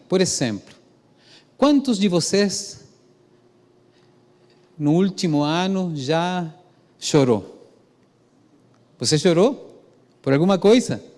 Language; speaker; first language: Portuguese; non-native, fluent; Spanish